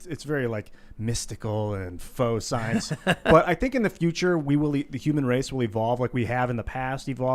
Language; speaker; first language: English; native; English